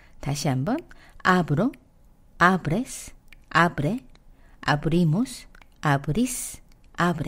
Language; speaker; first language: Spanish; non-native, fluent; Korean